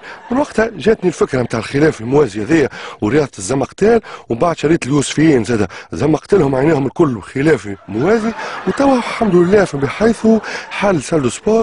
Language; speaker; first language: Arabic; native; Arabic